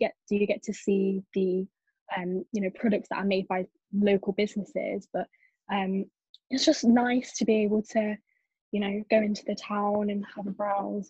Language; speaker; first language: English; native; English